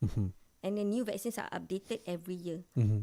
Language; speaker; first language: English; non-native, local second language; Malay